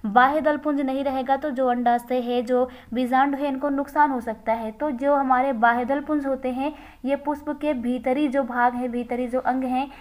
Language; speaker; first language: Hindi; native; Hindi